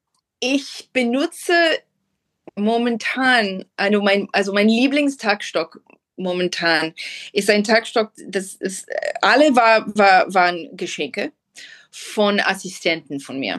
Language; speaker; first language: German; non-native, fluent; English